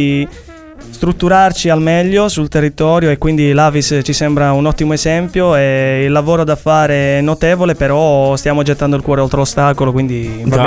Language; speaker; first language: Italian; native; Italian